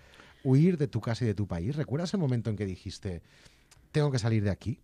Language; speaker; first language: Spanish; native; Spanish